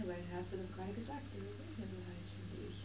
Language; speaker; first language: German; native; German